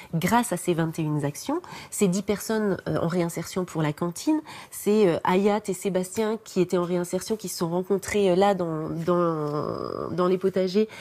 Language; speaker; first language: French; native; French